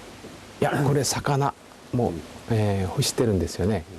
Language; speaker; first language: Japanese; non-native, fluent; Korean